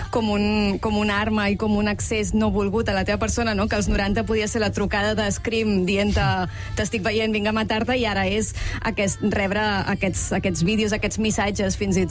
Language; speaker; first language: Catalan; native; Catalan